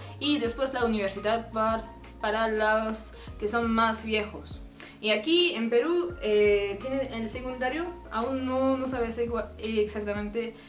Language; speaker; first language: Spanish; non-native, learner; French